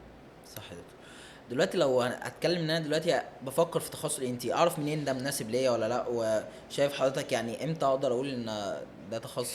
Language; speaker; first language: Arabic; native; Arabic